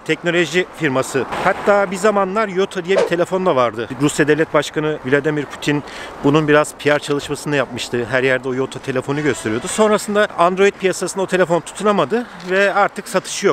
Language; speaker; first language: Turkish; native; Turkish